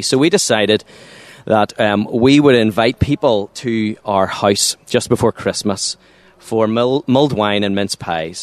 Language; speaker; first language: English; native; English